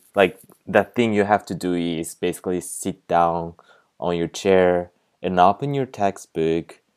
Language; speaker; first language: English; non-native, fluent; Japanese